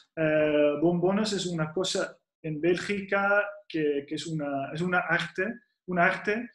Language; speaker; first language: Spanish; non-native, fluent; Dutch